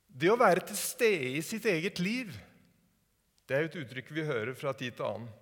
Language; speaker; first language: Norwegian; native; Norwegian